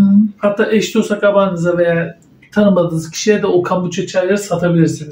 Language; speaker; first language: Turkish; native; Turkish